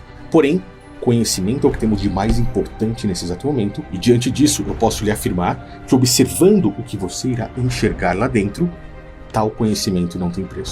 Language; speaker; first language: Portuguese; native; Portuguese